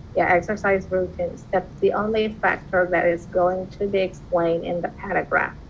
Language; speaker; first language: English; non-native, fluent; Indonesian